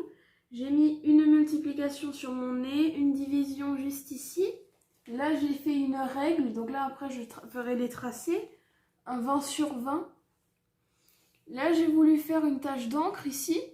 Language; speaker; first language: French; native; French